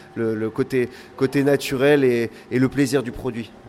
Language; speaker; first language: French; native; French